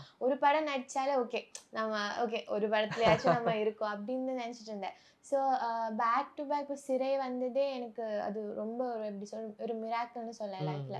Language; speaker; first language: Tamil; non-native, local second language; Malayalam